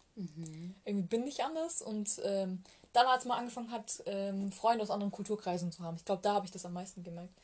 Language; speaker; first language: German; early bilingual, other home language; Turkish